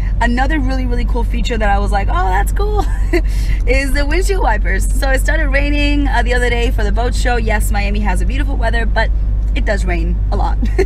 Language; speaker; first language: English; early bilingual, other home language; Spanish